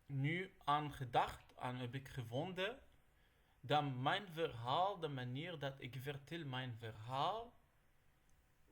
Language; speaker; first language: Dutch; non-native, learner; Arabic